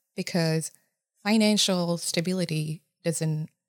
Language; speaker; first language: English; non-native, fluent; Japanese